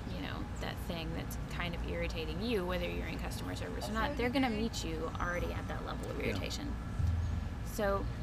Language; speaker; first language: English; native; English